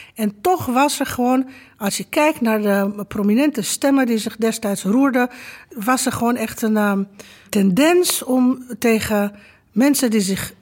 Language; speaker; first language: Dutch; non-native, fluent; Romanian